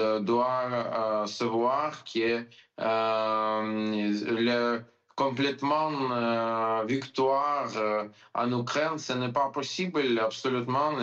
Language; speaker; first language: French; non-native, learner; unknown